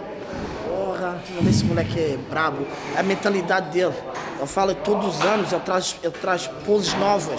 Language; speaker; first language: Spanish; non-native, learner; Portuguese